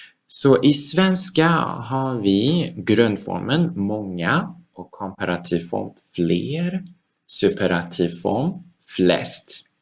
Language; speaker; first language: Swedish; non-native, fluent; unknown